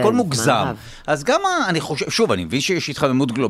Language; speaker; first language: Hebrew; native; Hebrew